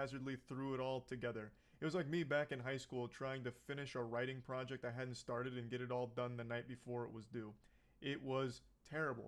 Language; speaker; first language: English; native; English